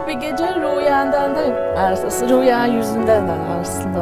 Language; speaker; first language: Turkish; non-native, learner; Latvian